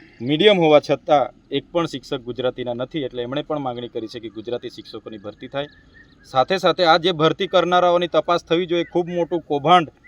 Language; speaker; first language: Gujarati; non-native, local second language; Bhili